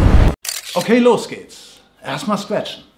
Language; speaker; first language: German; native; German